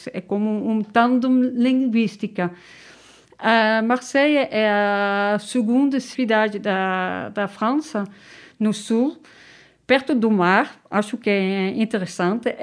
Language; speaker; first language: Portuguese; non-native, learner; Dutch